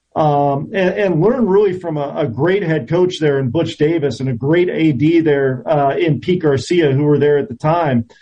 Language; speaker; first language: English; native; English